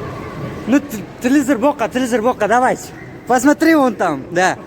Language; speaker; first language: Russian; non-native, local second language; Uzbek